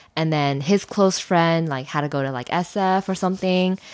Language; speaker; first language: English; non-native, fluent; Chinese